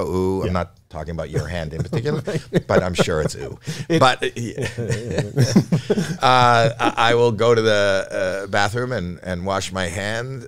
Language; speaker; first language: English; native; English